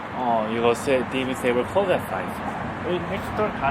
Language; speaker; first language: Korean; non-native, learner; English